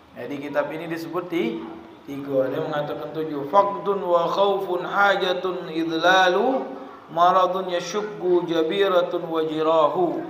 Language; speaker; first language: Malay; native; Malay